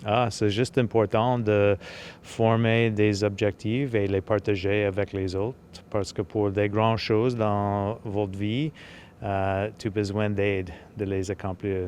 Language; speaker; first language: French; non-native, local second language; English